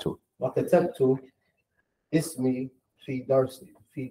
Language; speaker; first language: Arabic; non-native, learner; English